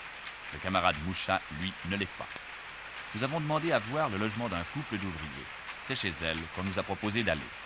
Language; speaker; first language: French; native; French